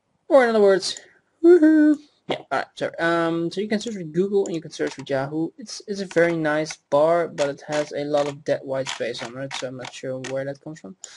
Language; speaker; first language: English; native; English